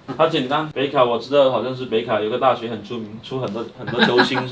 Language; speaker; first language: Chinese; native; Chinese